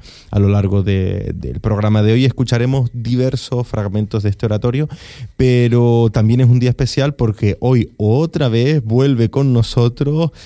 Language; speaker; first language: Spanish; native; Spanish